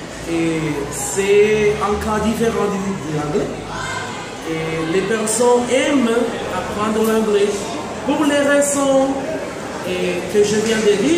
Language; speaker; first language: French; non-native, learner; Spanish